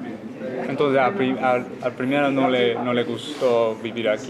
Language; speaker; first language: Spanish; non-native, learner; English